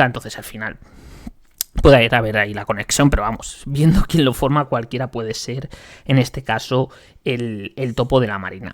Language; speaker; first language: Spanish; native; Spanish